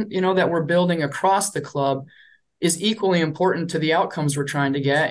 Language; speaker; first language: English; native; English